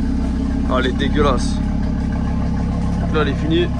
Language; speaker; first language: French; native; French